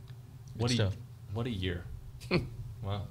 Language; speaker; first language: English; native; English